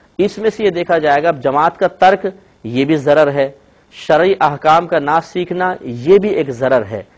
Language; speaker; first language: Urdu; native; Urdu